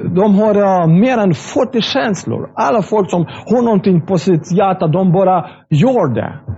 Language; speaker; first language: Swedish; non-native, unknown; Russian